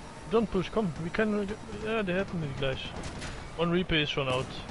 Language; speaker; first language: English; non-native, learner; German